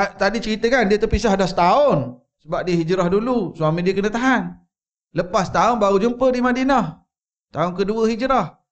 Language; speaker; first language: Malay; native; Malay